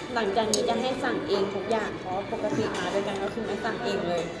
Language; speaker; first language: Thai; native; Thai